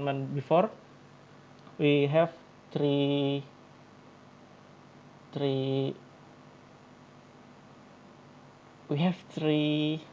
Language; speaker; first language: English; non-native, learner; Indonesian